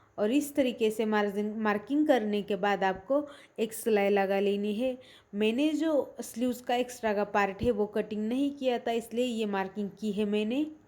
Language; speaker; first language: Hindi; non-native, local second language; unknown